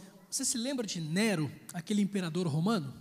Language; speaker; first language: Portuguese; native; Portuguese